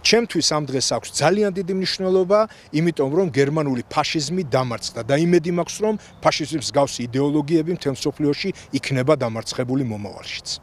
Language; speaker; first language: Georgian; native; Georgian